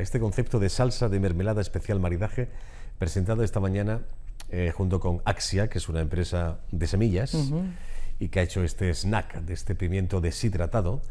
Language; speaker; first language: Spanish; native; Spanish